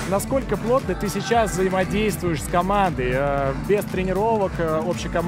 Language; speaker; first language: Russian; native; Russian